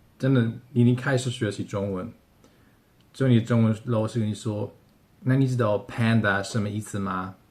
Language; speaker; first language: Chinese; non-native, fluent; German